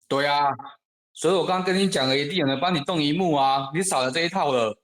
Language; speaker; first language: Chinese; native; Chinese